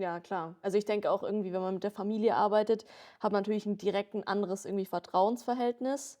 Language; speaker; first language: German; native; German